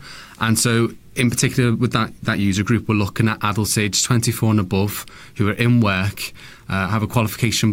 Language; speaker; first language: English; native; English